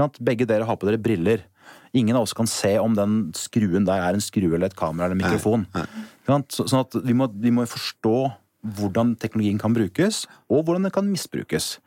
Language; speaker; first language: Norwegian; native; Norwegian